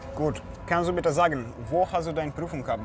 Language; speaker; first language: German; non-native, fluent; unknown